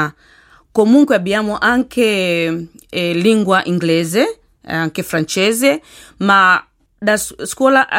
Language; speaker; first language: Italian; non-native, learner; Swahili